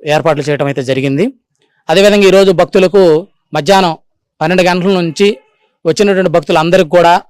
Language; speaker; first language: Telugu; native; Telugu